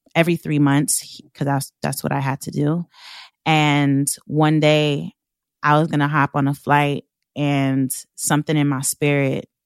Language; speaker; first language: English; native; English